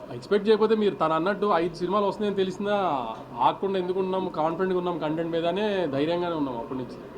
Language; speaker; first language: Telugu; native; Telugu